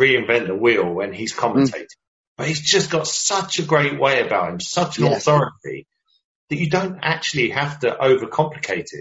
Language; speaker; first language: English; native; English